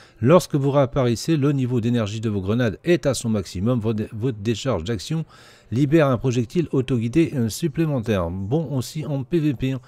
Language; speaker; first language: French; native; French